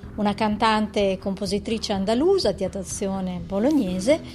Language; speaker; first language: Italian; native; Italian